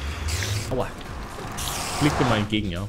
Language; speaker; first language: German; native; German